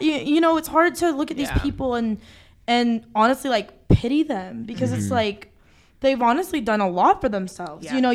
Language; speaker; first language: English; native; English